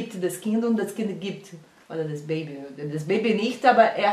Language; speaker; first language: German; non-native, learner; Portuguese